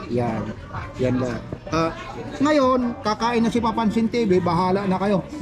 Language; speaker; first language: Filipino; non-native, local second language; Waray